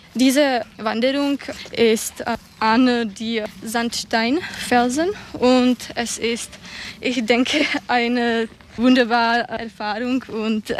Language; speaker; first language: German; non-native, learner; Czech